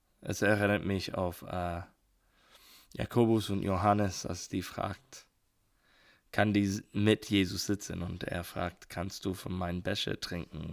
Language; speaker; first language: German; non-native, learner; English